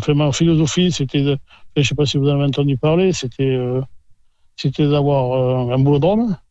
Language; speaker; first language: French; native; French